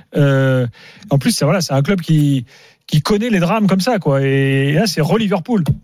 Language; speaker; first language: French; native; French